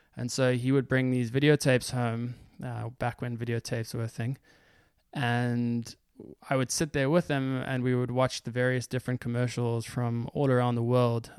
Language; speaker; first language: English; native; English